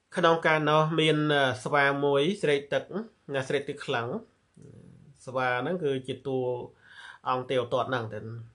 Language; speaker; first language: Khmer; native; Khmer